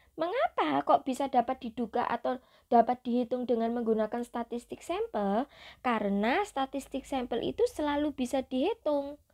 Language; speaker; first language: Indonesian; native; Indonesian